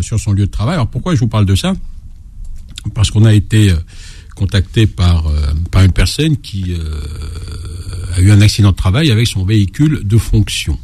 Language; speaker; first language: French; native; French